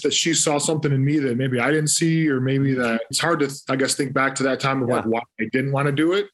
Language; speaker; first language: English; native; English